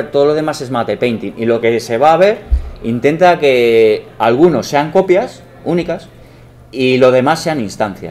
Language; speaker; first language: Spanish; native; Spanish